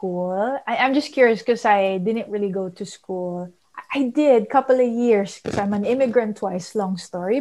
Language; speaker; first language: English; non-native, local second language; Filipino